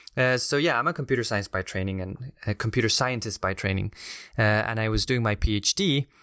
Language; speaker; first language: English; non-native, fluent; Spanish